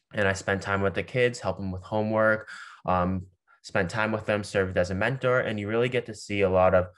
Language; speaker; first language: English; native; English